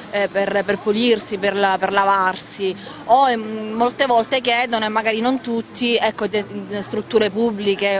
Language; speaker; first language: Italian; native; Italian